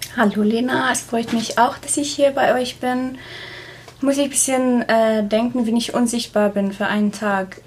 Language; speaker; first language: German; non-native, fluent; Arabic